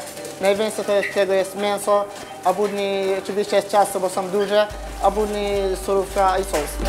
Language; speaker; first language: Polish; non-native, learner; Arabic